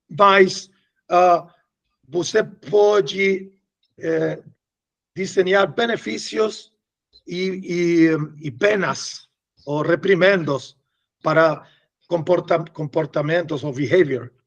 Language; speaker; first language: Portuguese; non-native, learner; Spanish